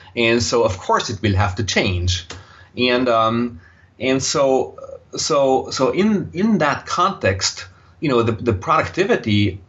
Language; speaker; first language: English; non-native, fluent; German